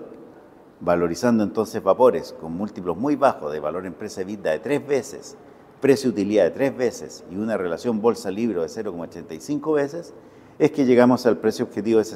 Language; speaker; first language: Spanish; native; Spanish